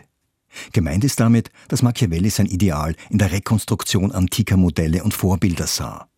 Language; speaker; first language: German; native; German